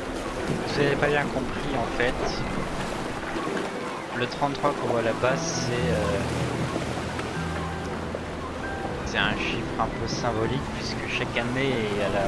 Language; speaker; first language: French; native; French